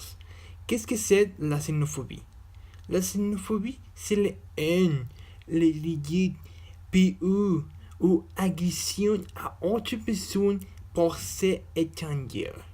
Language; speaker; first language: French; non-native, learner; Spanish